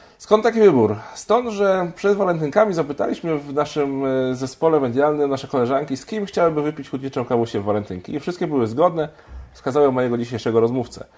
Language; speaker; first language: Polish; native; Polish